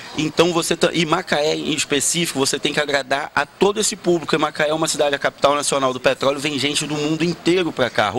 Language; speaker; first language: Portuguese; native; Portuguese